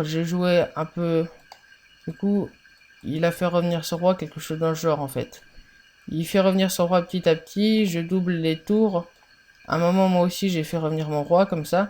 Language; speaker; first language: French; native; French